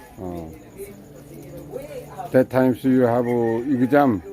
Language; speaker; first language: English; non-native, learner; Korean